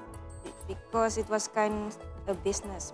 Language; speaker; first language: English; non-native, learner; Dutch